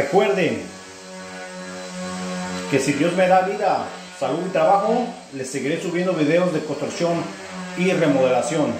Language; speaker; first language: Spanish; native; Spanish